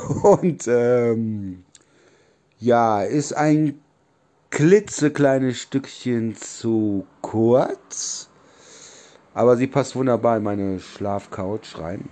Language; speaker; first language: German; native; German